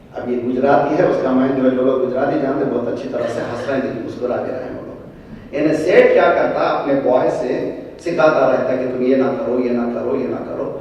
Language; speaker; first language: Urdu; native; Urdu